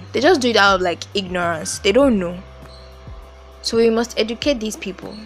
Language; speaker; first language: English; non-native, local second language; Yoruba